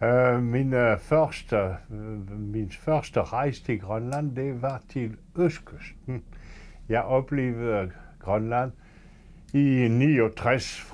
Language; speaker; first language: Danish; non-native, fluent; French